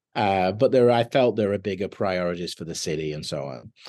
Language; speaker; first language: English; native; English